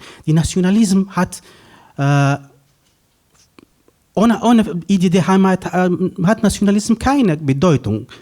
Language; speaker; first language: German; non-native, fluent; Kurdish